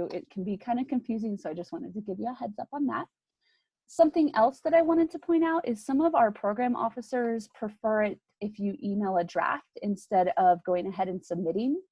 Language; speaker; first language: English; native; English